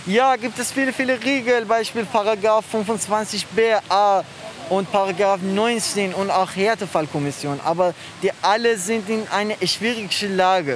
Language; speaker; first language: German; non-native, learner; Persian